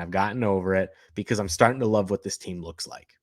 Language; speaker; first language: English; native; English